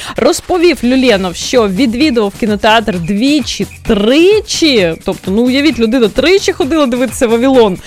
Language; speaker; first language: Ukrainian; native; Ukrainian